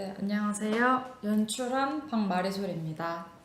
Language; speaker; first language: Korean; native; Korean